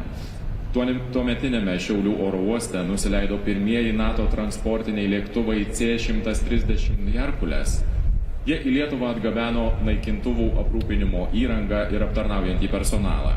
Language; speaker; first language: Lithuanian; native; Lithuanian